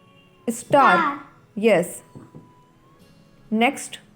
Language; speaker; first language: English; non-native, local second language; Hindi